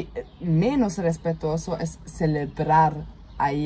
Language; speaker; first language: Spanish; non-native, fluent; German